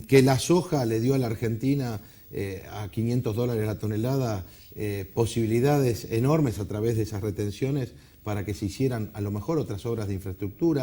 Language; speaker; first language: Spanish; native; Spanish